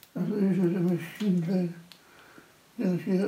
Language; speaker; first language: German; non-native, fluent; Polish